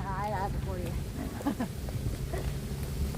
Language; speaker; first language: English; non-native, learner; Japanese